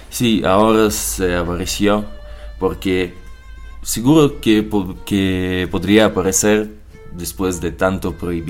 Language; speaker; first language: Spanish; non-native, learner; Russian